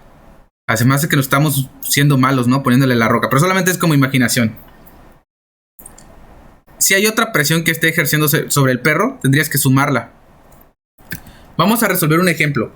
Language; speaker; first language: Spanish; native; Spanish